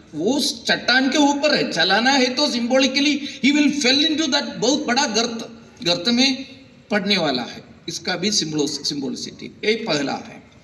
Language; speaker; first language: Hindi; non-native, local second language; Malayalam